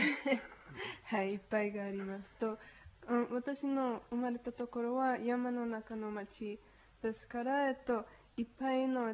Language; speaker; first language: Japanese; non-native, learner; Spanish